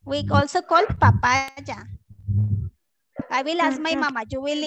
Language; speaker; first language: English; non-native, fluent; Spanish